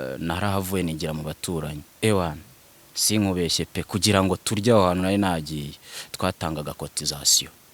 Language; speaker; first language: Kinyarwanda; early bilingual, other home language; Swahili